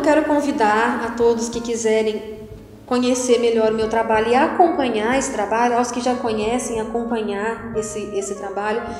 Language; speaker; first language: Portuguese; native; Portuguese